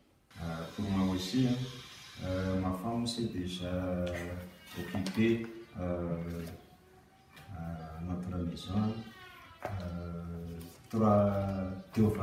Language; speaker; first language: French; non-native, local second language; Malagasy